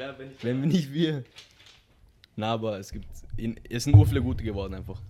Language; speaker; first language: German; native; German